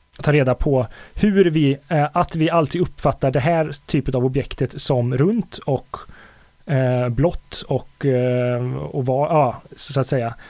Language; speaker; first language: Swedish; native; Swedish